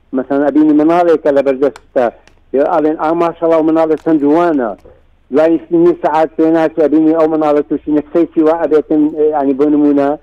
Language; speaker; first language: Central Kurdish; non-native, local second language; Assyrian Neo-Aramaic